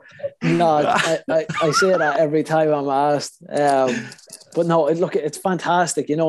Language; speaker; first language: English; native; English